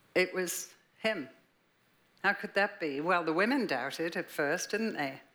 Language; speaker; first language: English; native; English